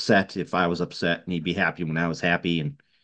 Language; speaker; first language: English; native; English